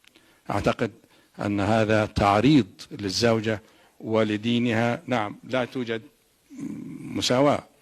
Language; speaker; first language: Arabic; native; Arabic